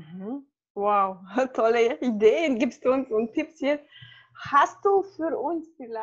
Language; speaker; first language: German; non-native, fluent; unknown